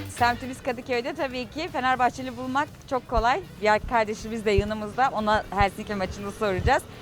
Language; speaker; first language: Turkish; native; Turkish